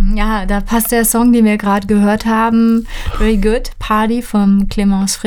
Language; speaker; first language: German; native; German